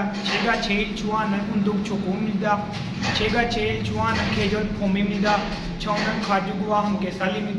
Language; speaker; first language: Korean; non-native, learner; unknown